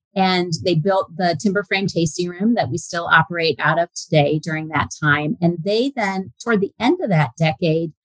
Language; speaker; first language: English; native; English